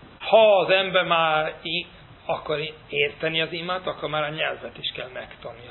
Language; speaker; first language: Hungarian; non-native, fluent; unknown